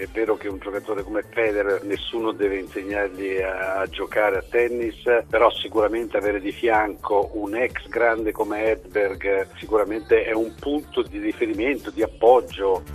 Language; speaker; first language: Italian; native; Italian